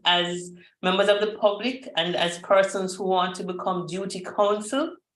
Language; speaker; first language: English; native; English